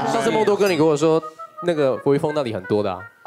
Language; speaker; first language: Chinese; native; Chinese